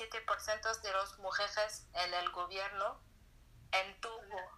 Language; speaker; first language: Spanish; non-native, learner; French